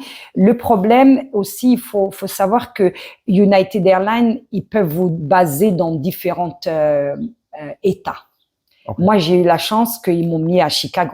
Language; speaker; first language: French; early bilingual, other home language; Arabic